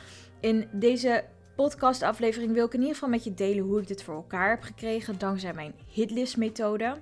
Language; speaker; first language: Dutch; native; Dutch